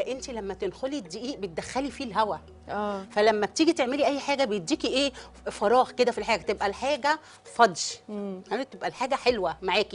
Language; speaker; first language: Arabic; native; Arabic